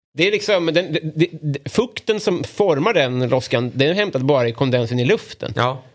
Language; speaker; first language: Swedish; native; Swedish